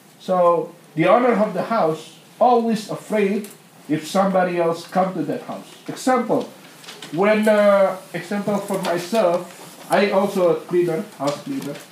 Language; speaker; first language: English; non-native, learner; Indonesian